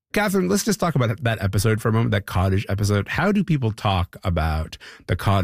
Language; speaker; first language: English; native; English